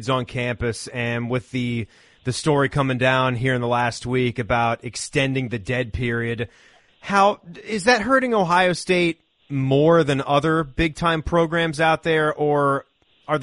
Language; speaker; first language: English; native; English